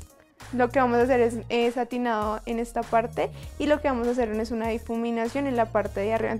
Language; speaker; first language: Spanish; native; Spanish